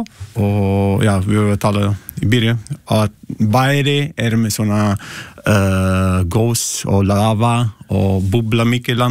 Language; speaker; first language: Icelandic; non-native, learner; Italian